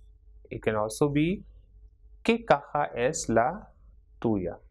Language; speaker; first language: Spanish; non-native, fluent; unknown